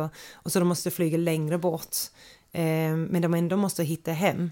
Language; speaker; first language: Swedish; non-native, fluent; English